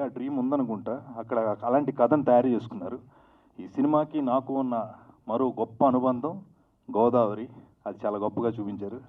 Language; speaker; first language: Telugu; native; Telugu